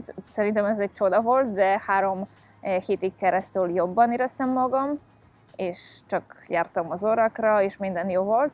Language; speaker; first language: Hungarian; non-native, fluent; Polish